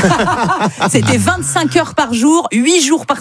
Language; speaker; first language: French; native; French